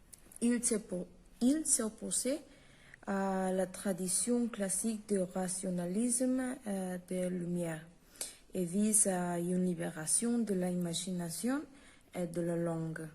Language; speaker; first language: French; non-native, learner; Spanish